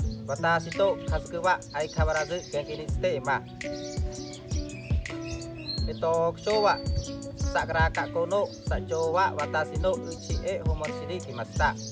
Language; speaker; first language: Japanese; non-native, learner; Khmer